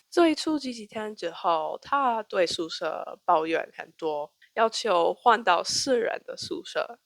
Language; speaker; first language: Chinese; non-native, fluent; English